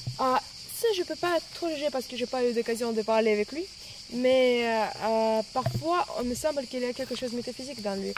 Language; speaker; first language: French; non-native, fluent; Russian